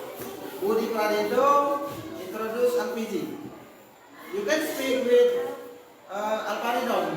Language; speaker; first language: English; non-native, learner; Indonesian